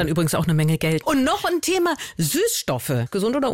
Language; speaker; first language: German; native; German